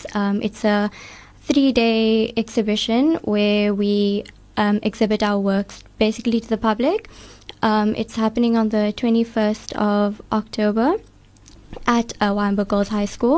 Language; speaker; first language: English; native; English